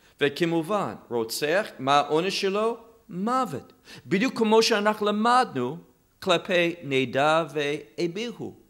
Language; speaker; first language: Hebrew; non-native, fluent; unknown